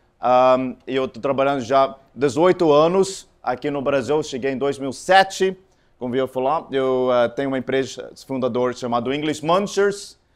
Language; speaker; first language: Portuguese; non-native, fluent; Afrikaans